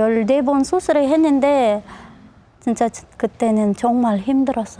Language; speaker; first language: Korean; non-native, learner; Kyrgyz